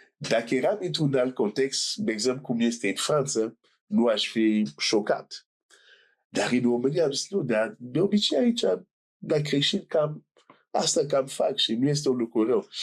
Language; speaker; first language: Romanian; non-native, fluent; French